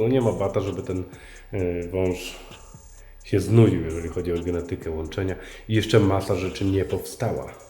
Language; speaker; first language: Polish; native; Polish